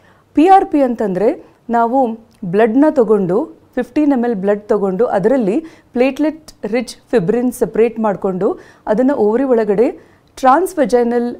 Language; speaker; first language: Kannada; native; Kannada